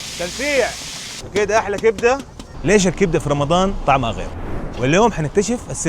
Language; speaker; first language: Arabic; native; Arabic